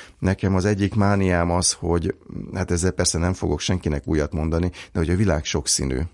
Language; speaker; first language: Hungarian; native; Hungarian